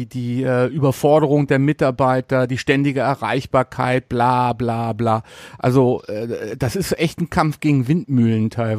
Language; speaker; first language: German; native; German